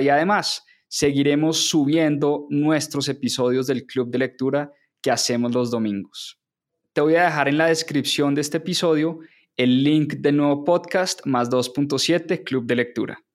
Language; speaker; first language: Spanish; native; Spanish